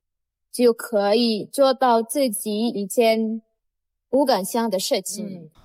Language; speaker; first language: Chinese; non-native, learner; Indonesian